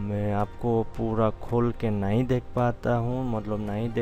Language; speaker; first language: Hindi; non-native, local second language; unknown